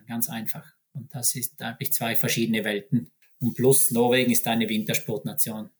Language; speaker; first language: German; native; German